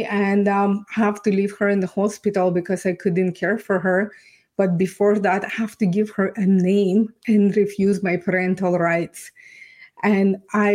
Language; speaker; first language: English; non-native, fluent; Ukrainian